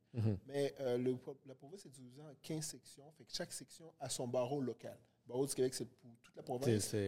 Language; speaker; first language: French; early bilingual, other home language; Haitian Creole